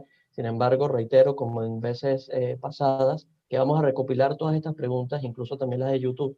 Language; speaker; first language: Spanish; native; Spanish